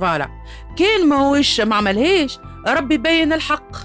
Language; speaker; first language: Arabic; native; Arabic